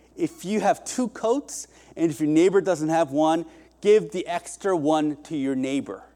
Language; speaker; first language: English; early bilingual, other home language; Korean